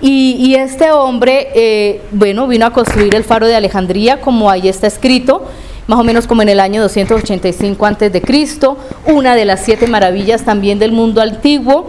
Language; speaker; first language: Spanish; native; Spanish